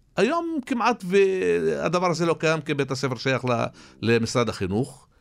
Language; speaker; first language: Hebrew; non-native, local second language; Arabic